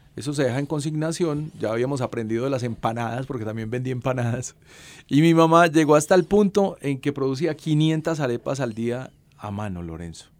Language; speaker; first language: Spanish; native; Spanish